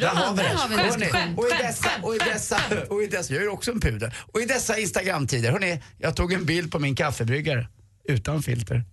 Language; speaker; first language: Swedish; native; Swedish